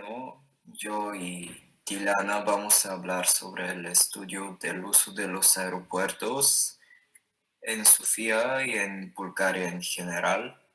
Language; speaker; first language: Spanish; non-native, learner; Bulgarian